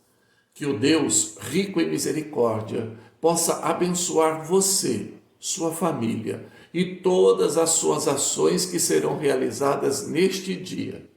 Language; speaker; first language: Portuguese; native; Portuguese